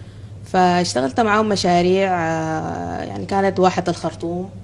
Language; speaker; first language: Arabic; native; Arabic